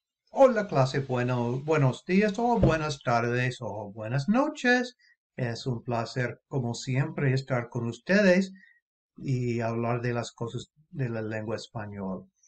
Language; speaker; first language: Spanish; non-native, fluent; English